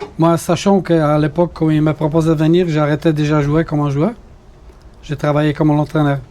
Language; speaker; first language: French; non-native, fluent; Polish